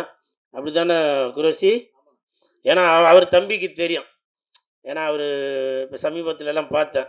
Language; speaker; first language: Tamil; native; Tamil